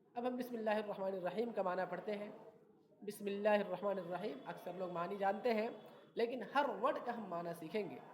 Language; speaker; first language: Urdu; native; Urdu